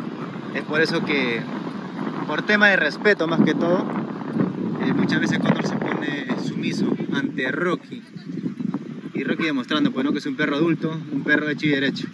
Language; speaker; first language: Spanish; native; Spanish